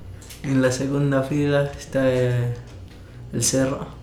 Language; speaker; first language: Spanish; non-native, local second language; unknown